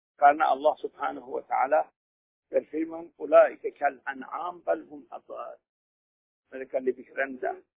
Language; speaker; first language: Indonesian; non-native, fluent; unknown